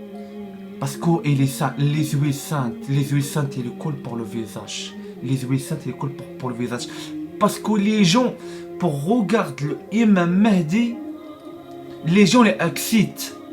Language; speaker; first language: French; non-native, learner; Arabic